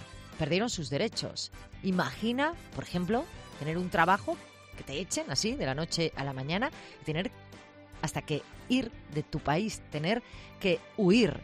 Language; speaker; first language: Spanish; native; Spanish